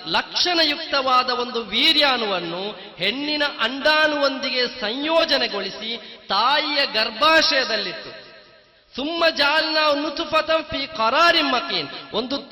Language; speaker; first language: Kannada; non-native, local second language; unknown